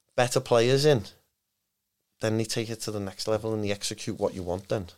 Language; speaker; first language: English; native; English